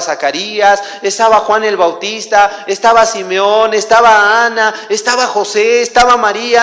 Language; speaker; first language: Spanish; native; Spanish